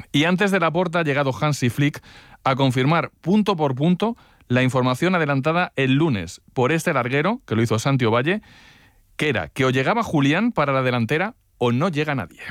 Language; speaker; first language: Spanish; native; Spanish